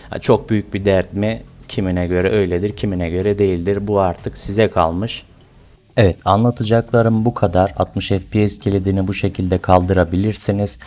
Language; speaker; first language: Turkish; native; Turkish